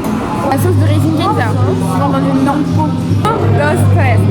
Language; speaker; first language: French; native; French